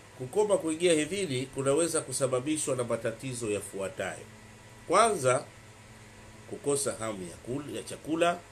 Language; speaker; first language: Swahili; non-native, local second language; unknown